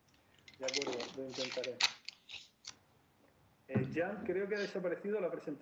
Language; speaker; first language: Spanish; native; Spanish